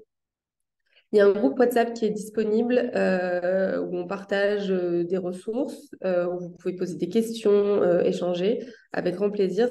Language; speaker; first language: French; native; French